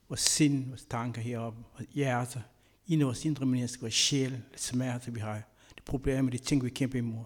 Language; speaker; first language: Danish; non-native, fluent; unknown